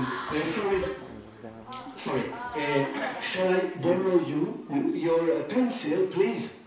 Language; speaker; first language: English; non-native, learner; French